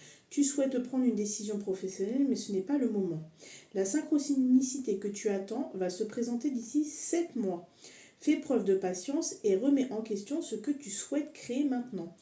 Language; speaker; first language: French; native; French